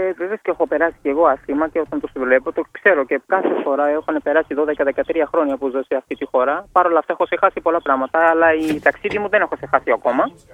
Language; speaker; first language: Greek; non-native, fluent; Kashmiri